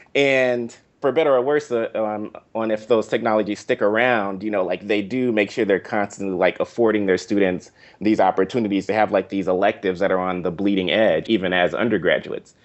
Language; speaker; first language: English; native; English